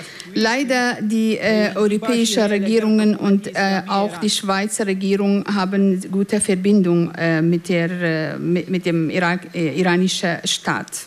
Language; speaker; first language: German; non-native, fluent; Central Kurdish